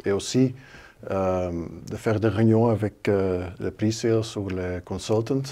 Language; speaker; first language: French; non-native, local second language; Dutch